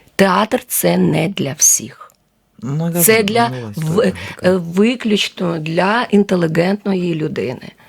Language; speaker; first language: Ukrainian; native; Ukrainian